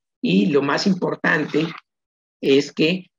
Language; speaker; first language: Spanish; native; Spanish